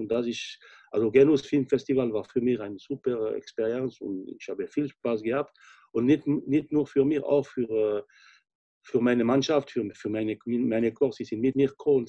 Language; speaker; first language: German; non-native, fluent; French